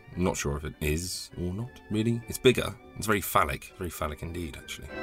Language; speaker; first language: English; native; English